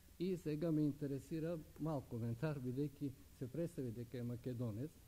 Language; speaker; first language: Macedonian; early bilingual, heritage; Macedonian